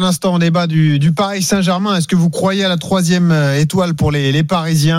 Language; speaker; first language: French; native; French